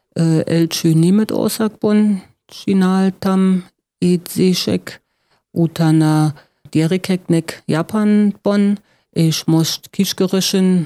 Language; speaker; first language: Hungarian; non-native, learner; German